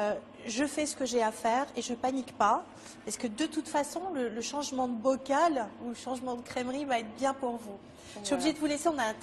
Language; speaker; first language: French; native; French